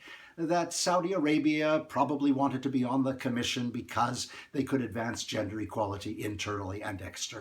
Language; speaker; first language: English; native; English